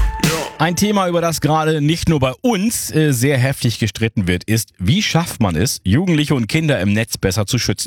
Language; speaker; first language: German; native; German